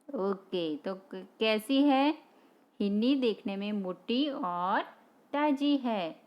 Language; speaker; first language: Hindi; non-native, local second language; Gujarati